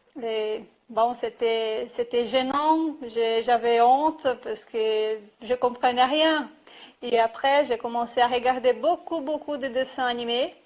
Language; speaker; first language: French; non-native, fluent; Portuguese